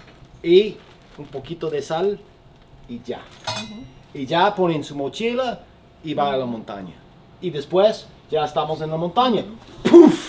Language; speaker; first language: Spanish; non-native, learner; English